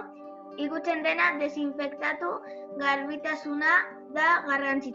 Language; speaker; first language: Basque; non-native, local second language; Spanish